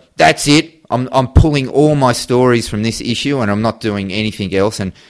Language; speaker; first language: English; native; English